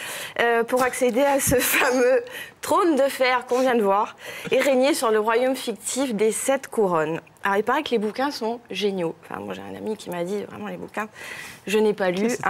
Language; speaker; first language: French; native; French